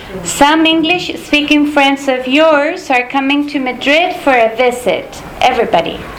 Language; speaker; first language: English; non-native, fluent; Spanish